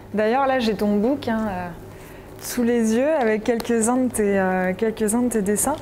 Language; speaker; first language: French; native; French